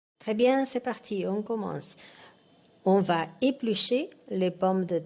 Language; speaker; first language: French; non-native, fluent; Spanish